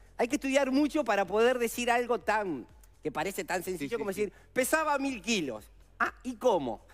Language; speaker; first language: Spanish; native; Spanish